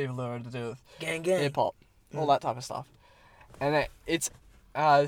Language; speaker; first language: English; native; English